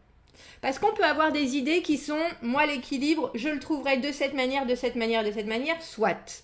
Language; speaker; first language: French; native; French